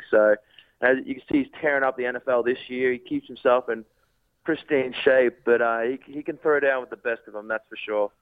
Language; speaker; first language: English; native; English